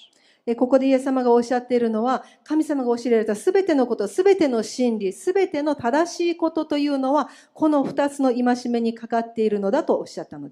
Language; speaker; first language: Japanese; native; Japanese